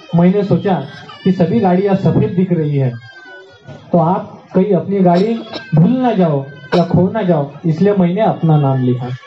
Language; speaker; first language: Hindi; non-native, local second language; Marathi